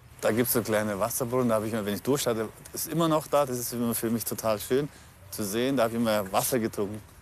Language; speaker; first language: German; early bilingual, other home language; Turkish